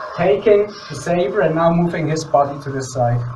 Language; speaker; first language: English; non-native, fluent; Swiss German